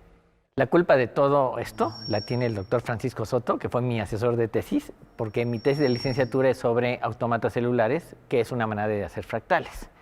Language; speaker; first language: Spanish; native; Spanish